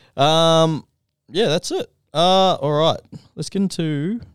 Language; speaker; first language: English; early bilingual, other home language; Filipino